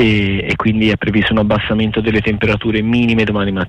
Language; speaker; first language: Italian; native; Italian